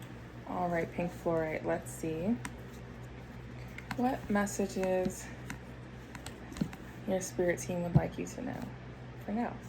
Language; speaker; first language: English; native; English